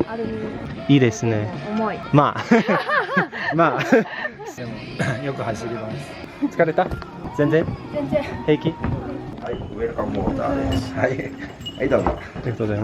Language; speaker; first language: Japanese; non-native, fluent; English